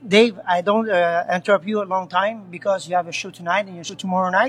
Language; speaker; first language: English; non-native, learner; French